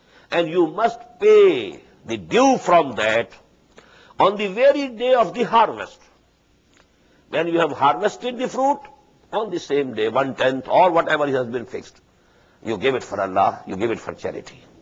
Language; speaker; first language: English; non-native, local second language; Urdu